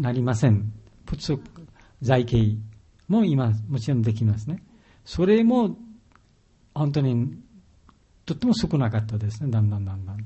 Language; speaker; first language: Japanese; non-native, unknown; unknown